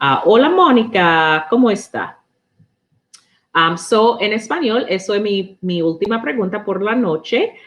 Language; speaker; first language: Spanish; non-native, learner; English